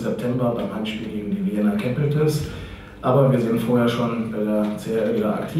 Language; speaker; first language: German; native; German